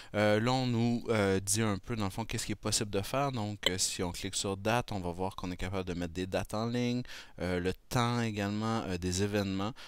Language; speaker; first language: French; native; French